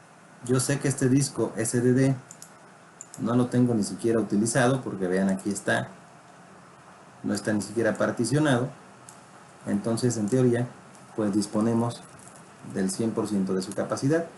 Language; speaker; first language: Spanish; native; Spanish